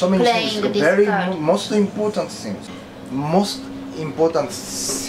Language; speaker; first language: English; non-native, learner; Japanese